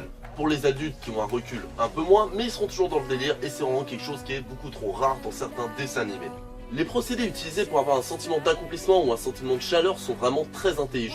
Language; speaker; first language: French; native; French